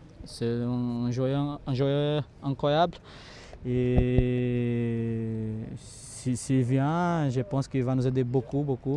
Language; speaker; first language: French; non-native, learner; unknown